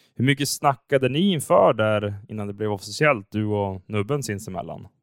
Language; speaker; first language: Swedish; native; Swedish